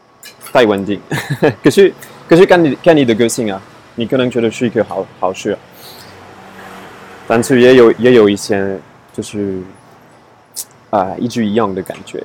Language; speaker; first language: Chinese; non-native, fluent; French